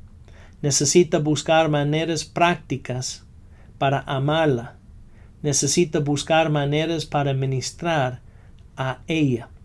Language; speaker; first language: Spanish; non-native, fluent; English